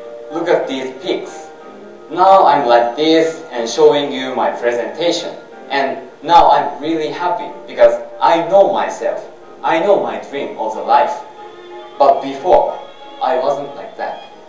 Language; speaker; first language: English; non-native, fluent; Japanese